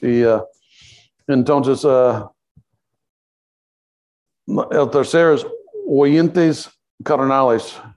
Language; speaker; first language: Spanish; non-native, learner; English